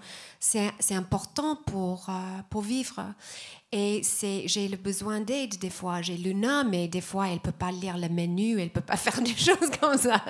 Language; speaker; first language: French; non-native, fluent; English